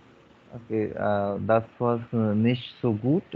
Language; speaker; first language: German; non-native, learner; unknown